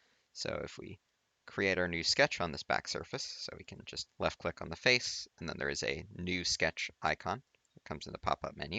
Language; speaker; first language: English; native; English